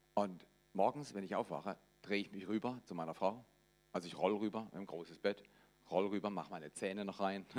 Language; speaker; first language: German; native; German